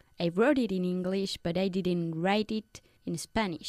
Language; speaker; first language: English; non-native, fluent; Spanish